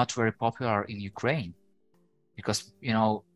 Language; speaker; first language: English; non-native, fluent; Ukrainian